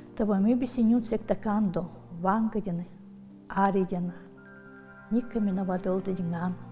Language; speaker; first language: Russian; non-native, local second language; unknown